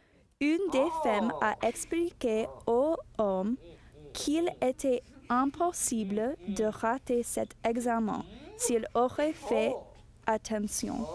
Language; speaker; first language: French; non-native, learner; English